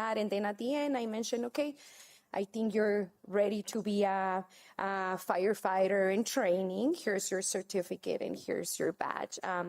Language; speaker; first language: English; non-native, fluent; Spanish